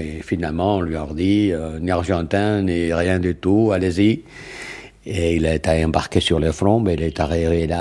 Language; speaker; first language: French; non-native, fluent; Catalan